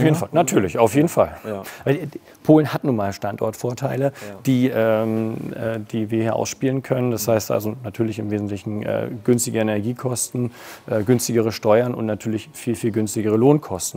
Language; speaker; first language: German; native; German